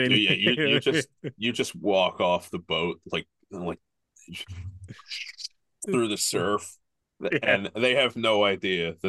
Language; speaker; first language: English; native; English